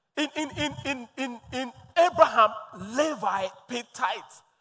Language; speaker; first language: English; non-native, local second language; Yoruba